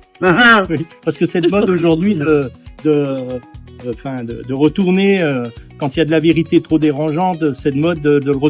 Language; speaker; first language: French; native; French